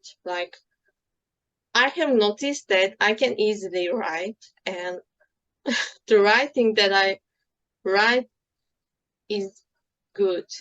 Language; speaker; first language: English; non-native, fluent; Turkish